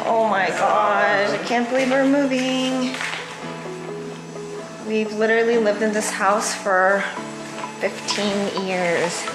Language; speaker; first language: English; early bilingual, other home language; Korean